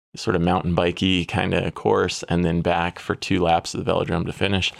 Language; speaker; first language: English; native; English